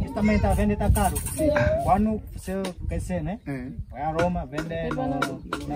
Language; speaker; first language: Portuguese; non-native, learner; Vietnamese